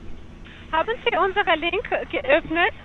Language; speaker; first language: German; non-native, learner; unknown